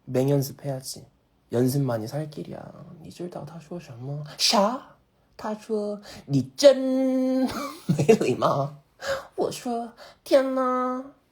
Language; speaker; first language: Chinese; non-native, learner; Korean